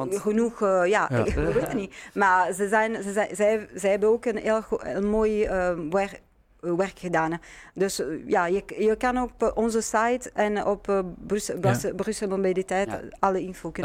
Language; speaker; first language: Dutch; non-native, learner; French